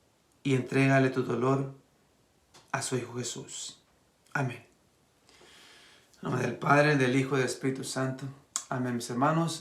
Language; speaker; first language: Spanish; native; Spanish